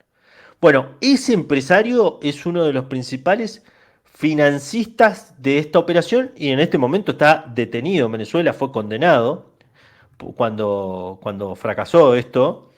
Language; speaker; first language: Spanish; native; Spanish